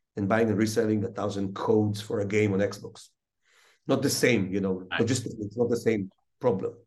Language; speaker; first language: English; early bilingual, other home language; Hebrew